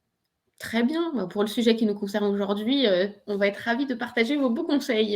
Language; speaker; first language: French; native; French